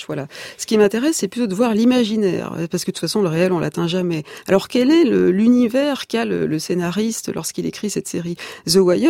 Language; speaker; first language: French; native; French